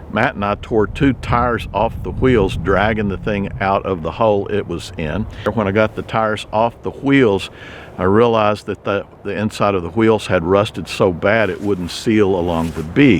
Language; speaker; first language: English; native; English